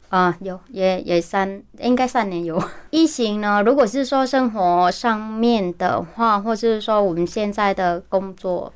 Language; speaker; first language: Chinese; non-native, fluent; Vietnamese